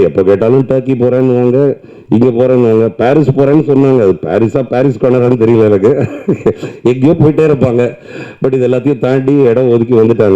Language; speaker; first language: Tamil; native; Tamil